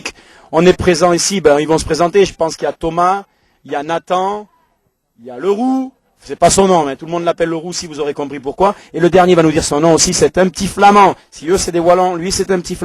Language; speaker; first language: French; native; French